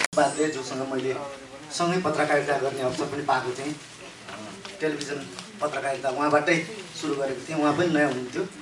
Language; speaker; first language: Nepali; native; Nepali